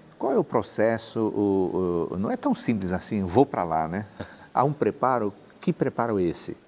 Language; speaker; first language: Portuguese; non-native, fluent; Spanish